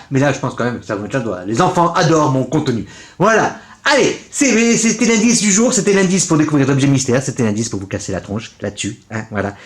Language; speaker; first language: French; native; French